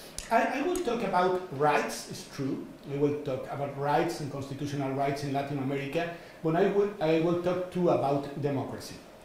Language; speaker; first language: English; non-native, fluent; Spanish